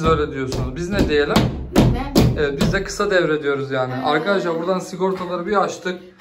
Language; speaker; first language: Turkish; native; Turkish